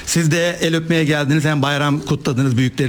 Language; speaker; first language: Turkish; native; Turkish